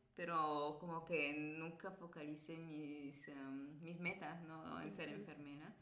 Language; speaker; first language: Spanish; early bilingual, other home language; Italian